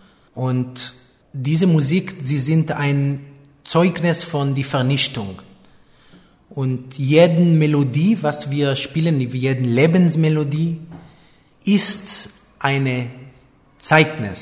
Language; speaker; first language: German; non-native, fluent; Hebrew